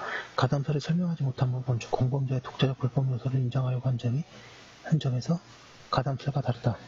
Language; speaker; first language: Korean; native; Korean